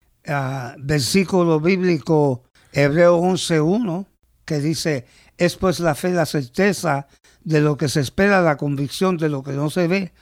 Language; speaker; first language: Spanish; early bilingual, heritage; Spanish